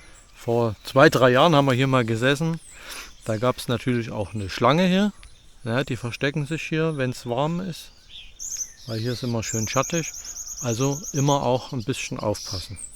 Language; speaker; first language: German; native; German